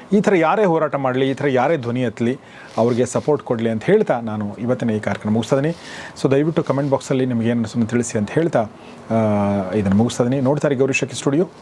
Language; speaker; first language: Kannada; native; Kannada